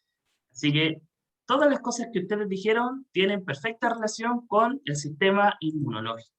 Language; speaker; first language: Spanish; native; Spanish